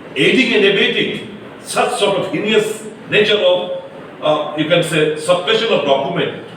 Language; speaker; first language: English; non-native, local second language; Bangla